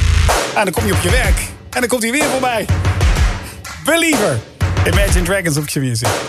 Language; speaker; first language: Dutch; native; Dutch